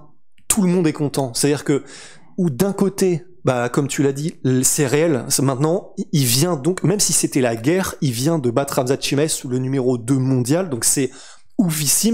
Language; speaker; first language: French; native; French